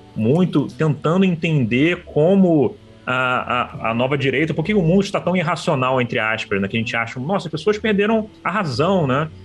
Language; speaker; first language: Portuguese; native; Portuguese